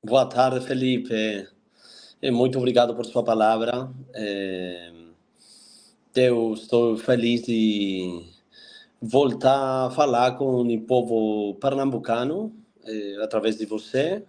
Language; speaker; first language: Portuguese; non-native, fluent; Spanish